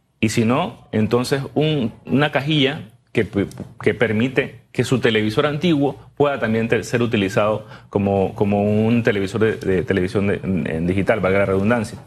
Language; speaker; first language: Spanish; native; Spanish